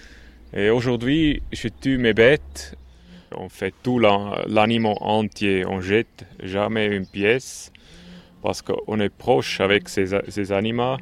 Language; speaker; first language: French; non-native, local second language; German